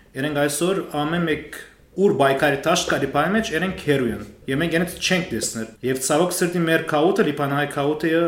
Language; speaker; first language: Armenian; early bilingual, heritage; Armenian